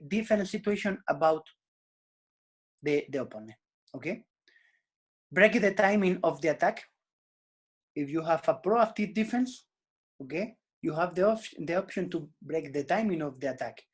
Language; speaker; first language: English; non-native, learner; Spanish